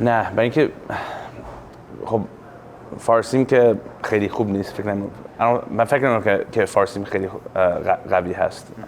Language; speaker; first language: Persian; early bilingual, heritage; English